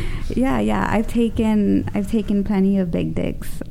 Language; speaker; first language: English; early bilingual, other home language; Spanish